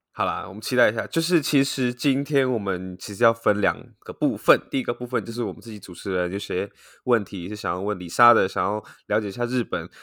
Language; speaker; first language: Chinese; native; Chinese